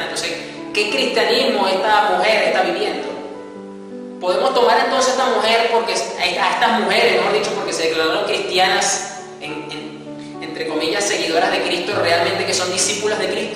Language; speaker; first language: Spanish; native; Spanish